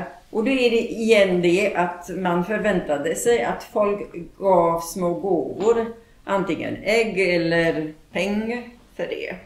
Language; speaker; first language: Swedish; non-native, fluent; Polish